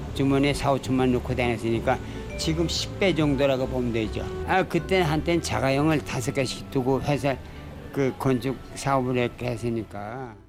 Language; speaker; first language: Korean; native; Korean